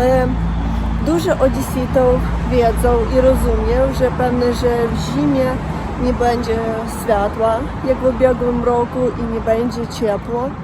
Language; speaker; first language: Polish; non-native, learner; Russian